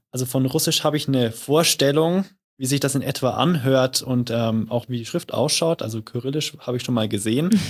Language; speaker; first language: German; native; German